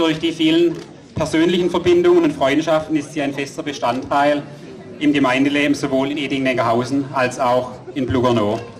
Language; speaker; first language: German; native; German